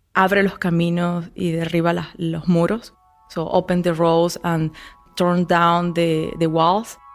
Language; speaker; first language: English; non-native, learner; Spanish